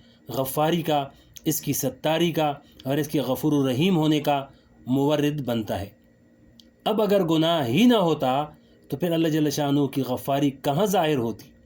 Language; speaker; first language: Urdu; native; Urdu